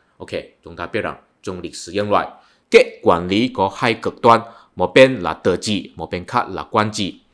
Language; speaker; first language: Vietnamese; non-native, fluent; Chinese